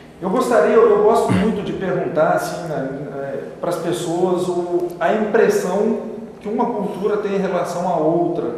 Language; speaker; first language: Portuguese; native; Portuguese